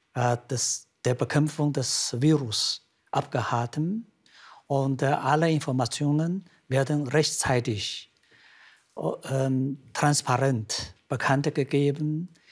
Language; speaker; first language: German; non-native, fluent; Chinese